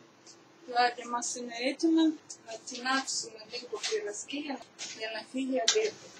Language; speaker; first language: Greek; non-native, learner; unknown